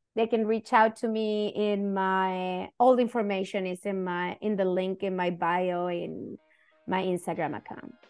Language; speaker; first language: English; non-native, fluent; Spanish